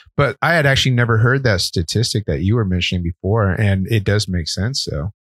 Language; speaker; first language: English; native; English